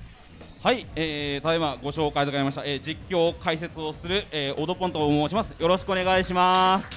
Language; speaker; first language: Japanese; native; Japanese